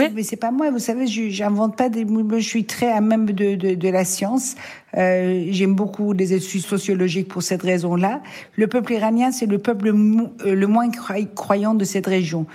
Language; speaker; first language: French; non-native, fluent; Persian